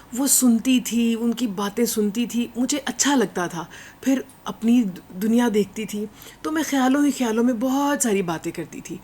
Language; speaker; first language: Urdu; non-native, local second language; Punjabi